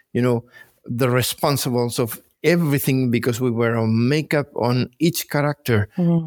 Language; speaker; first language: English; non-native, fluent; Spanish